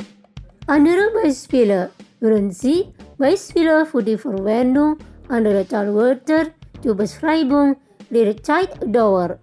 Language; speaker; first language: German; non-native, fluent; Indonesian